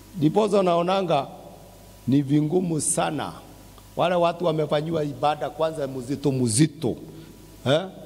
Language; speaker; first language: Swahili; non-native, local second language; Kikuyu